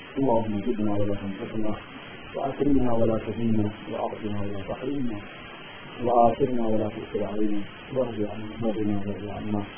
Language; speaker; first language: Urdu; native; Urdu